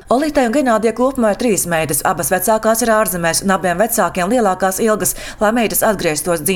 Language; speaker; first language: Latvian; native; Latvian